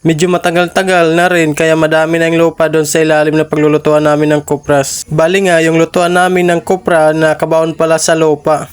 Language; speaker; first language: Filipino; non-native, local second language; Waray